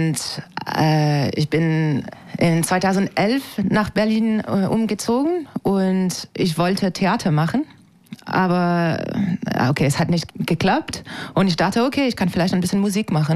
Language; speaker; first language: German; non-native, fluent; French